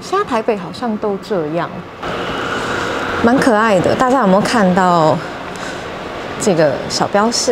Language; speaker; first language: Chinese; native; Chinese